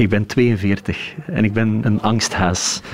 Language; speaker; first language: Dutch; native; Dutch